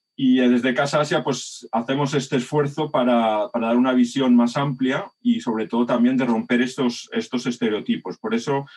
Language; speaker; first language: Spanish; native; Spanish